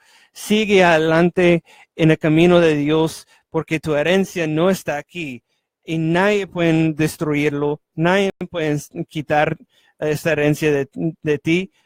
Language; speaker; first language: Spanish; non-native, fluent; English